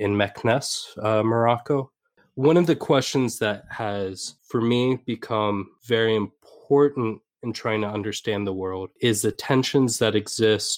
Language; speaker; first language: English; native; English